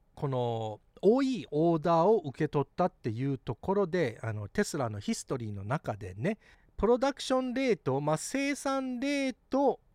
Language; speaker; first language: Japanese; early bilingual, heritage; Japanese